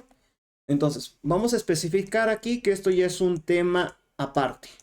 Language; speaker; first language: Spanish; native; Spanish